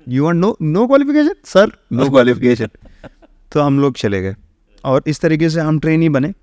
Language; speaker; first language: Hindi; native; Hindi